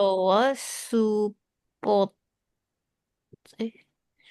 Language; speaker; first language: Japanese; non-native, learner; Indonesian